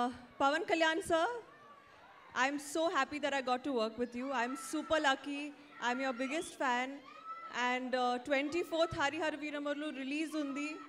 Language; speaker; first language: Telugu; non-native, learner; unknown